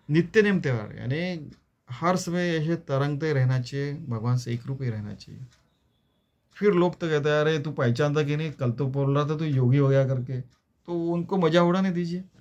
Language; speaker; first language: Hindi; non-native, local second language; Marathi